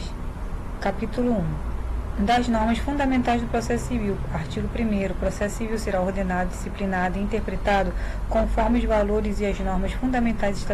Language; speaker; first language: Portuguese; native; Portuguese